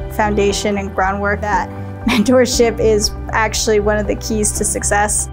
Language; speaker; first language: English; native; English